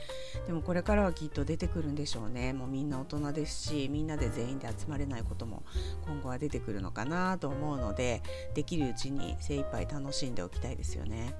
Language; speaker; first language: Japanese; native; Japanese